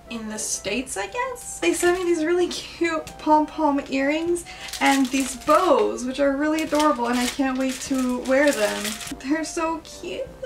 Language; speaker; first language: English; native; English